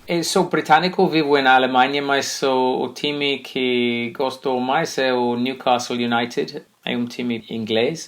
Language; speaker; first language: Portuguese; non-native, fluent; English